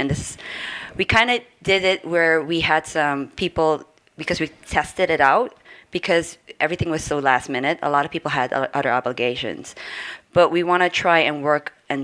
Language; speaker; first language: English; non-native, fluent; Dutch